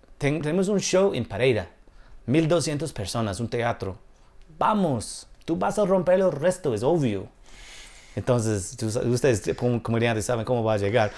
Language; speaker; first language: Spanish; non-native, fluent; English